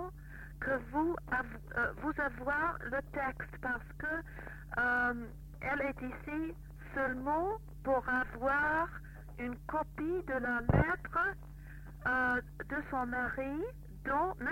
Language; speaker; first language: French; non-native, fluent; English